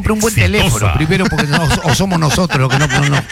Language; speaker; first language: Spanish; native; Spanish